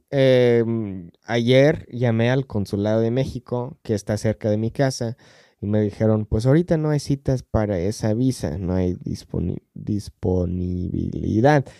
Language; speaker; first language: Spanish; non-native, fluent; English